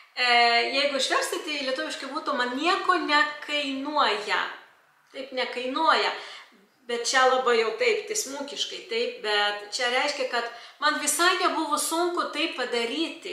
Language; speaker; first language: Lithuanian; non-native, local second language; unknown